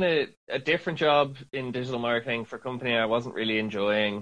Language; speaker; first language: English; native; English